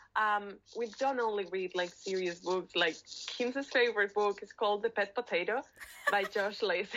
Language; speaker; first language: English; non-native, fluent; Catalan